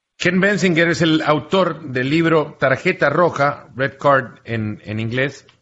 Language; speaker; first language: Spanish; native; Spanish